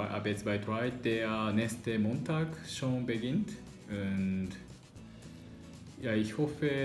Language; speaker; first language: German; non-native, learner; Japanese